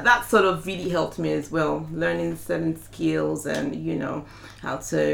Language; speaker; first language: English; non-native, local second language; Yoruba